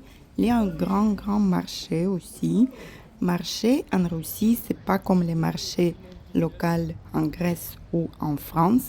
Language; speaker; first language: French; non-native, fluent; Russian